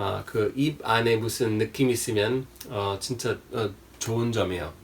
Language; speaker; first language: Korean; non-native, fluent; English